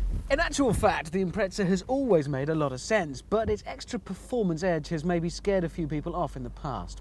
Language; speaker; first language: English; native; English